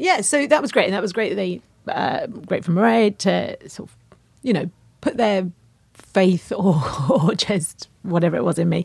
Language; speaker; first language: English; native; English